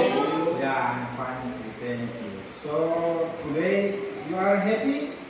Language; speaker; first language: English; non-native, learner; Indonesian